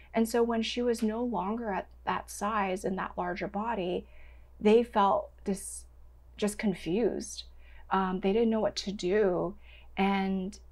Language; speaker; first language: English; non-native, local second language; Cantonese